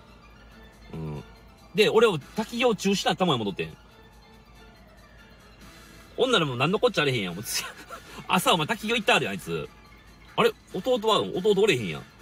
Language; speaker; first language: Japanese; native; Japanese